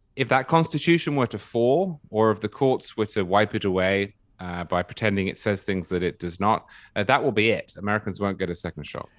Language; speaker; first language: English; native; English